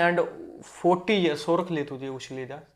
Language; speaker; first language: Russian; non-native, learner; Hindi